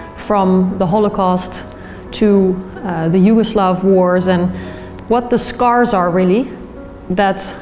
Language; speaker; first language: English; non-native, fluent; Dutch